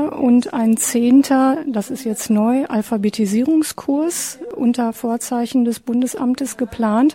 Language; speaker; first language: German; native; German